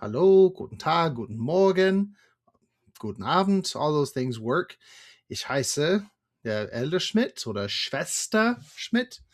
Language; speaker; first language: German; non-native, fluent; English